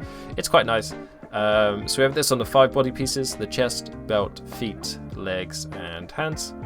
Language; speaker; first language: English; native; English